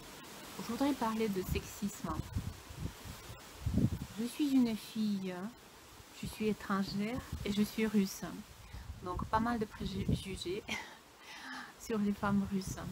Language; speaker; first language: French; non-native, fluent; Russian